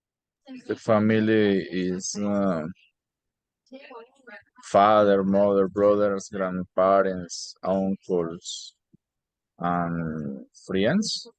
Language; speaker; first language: English; non-native, learner; Spanish